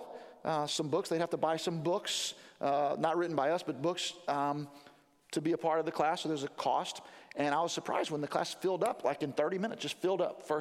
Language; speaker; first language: English; native; English